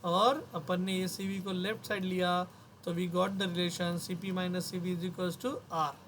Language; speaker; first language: Hindi; non-native, local second language; Marathi